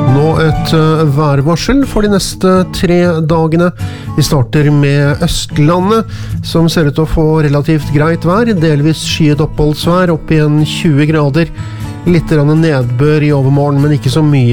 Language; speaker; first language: Norwegian; native; Norwegian